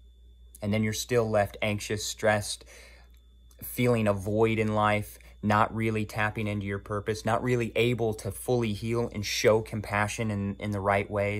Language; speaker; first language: English; native; English